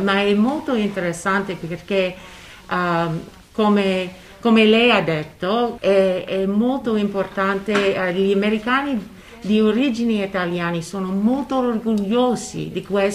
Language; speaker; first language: Italian; non-native, fluent; English